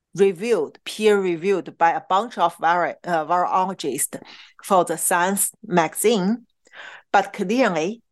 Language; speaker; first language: English; non-native, fluent; Chinese